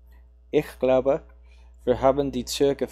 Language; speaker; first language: German; non-native, learner; English